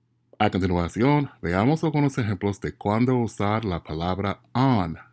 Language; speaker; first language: Spanish; non-native, fluent; English